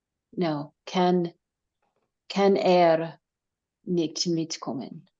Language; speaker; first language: German; non-native, learner; English